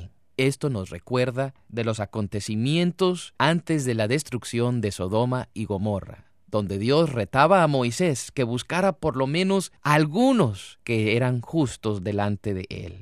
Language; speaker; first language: Spanish; native; Spanish